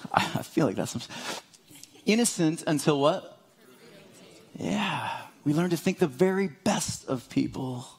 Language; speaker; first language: English; native; English